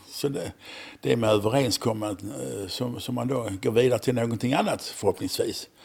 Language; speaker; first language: Swedish; native; Swedish